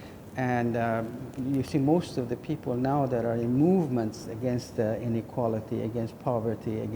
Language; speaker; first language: English; non-native, fluent; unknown